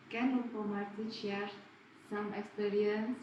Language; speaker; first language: English; non-native, learner; Indonesian